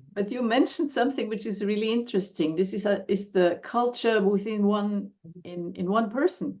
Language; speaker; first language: English; non-native, fluent; German